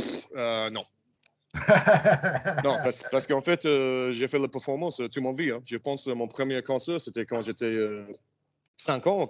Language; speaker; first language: French; non-native, learner; English